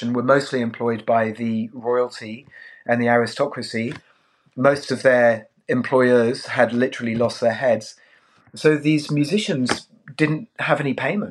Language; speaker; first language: English; native; English